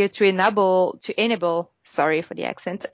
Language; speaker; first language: English; non-native, fluent; French